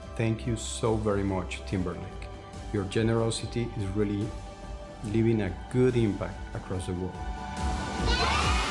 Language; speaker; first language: English; non-native, fluent; Spanish